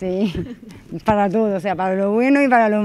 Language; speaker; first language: Spanish; native; Spanish